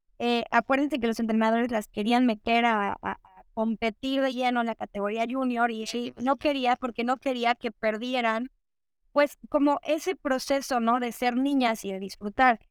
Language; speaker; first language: Spanish; native; Spanish